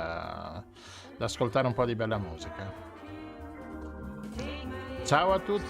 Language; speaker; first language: Italian; native; Italian